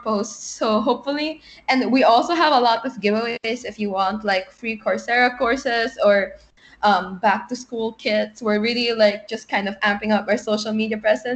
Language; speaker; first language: English; non-native, local second language; Filipino